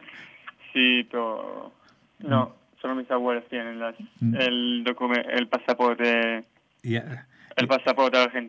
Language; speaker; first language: Spanish; non-native, learner; Hebrew